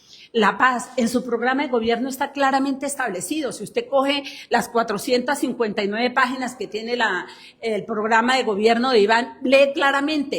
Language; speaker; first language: Spanish; native; Spanish